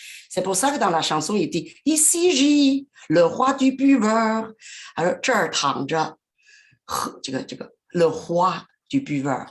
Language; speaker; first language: French; non-native, fluent; Chinese